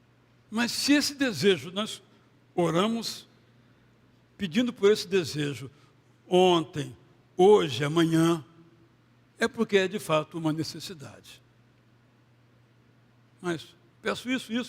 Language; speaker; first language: Portuguese; native; Portuguese